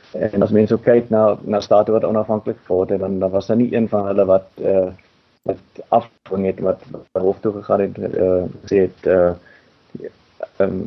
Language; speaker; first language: Afrikaans; non-native, fluent; German